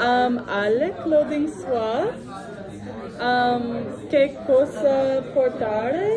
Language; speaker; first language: Italian; non-native, learner; English